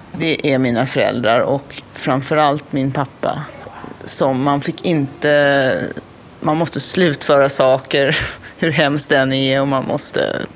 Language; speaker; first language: Swedish; native; Swedish